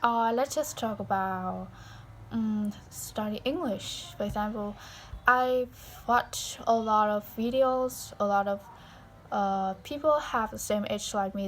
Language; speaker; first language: English; non-native, learner; Vietnamese